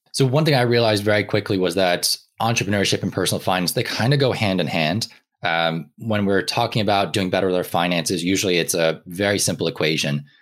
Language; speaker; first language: English; native; English